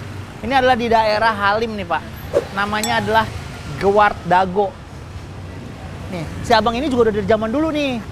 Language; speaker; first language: Indonesian; native; Indonesian